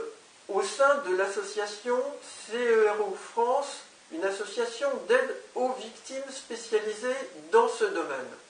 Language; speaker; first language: French; native; French